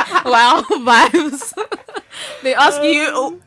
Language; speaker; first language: English; non-native, local second language; Yoruba